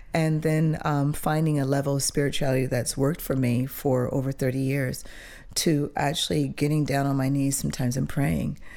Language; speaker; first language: English; early bilingual, other home language; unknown